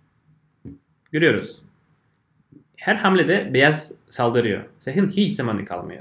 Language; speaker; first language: Turkish; non-native, fluent; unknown